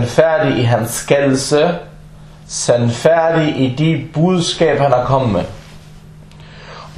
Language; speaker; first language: Danish; non-native, fluent; Arabic